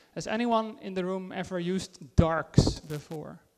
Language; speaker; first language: English; non-native, fluent; Dutch